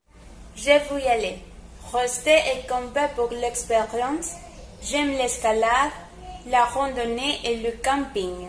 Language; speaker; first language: French; non-native, learner; Spanish